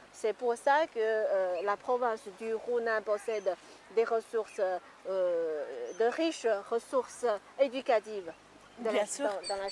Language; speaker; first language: French; non-native, fluent; Chinese